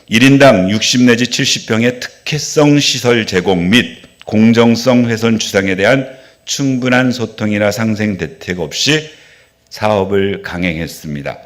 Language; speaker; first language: Korean; native; Korean